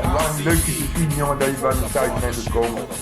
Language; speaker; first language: Dutch; native; Dutch